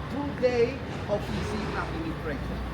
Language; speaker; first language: English; non-native, learner; Spanish